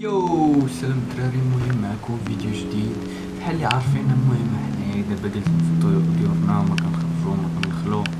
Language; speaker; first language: Arabic; native; Arabic